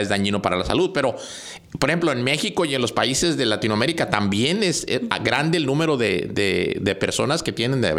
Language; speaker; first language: Spanish; native; Spanish